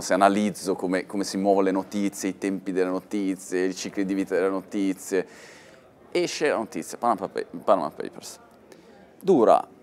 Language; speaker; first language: Italian; native; Italian